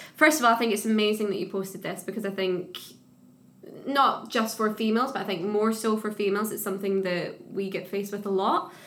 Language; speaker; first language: English; native; English